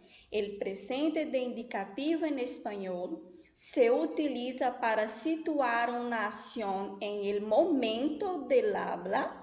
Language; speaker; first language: Spanish; non-native, fluent; Portuguese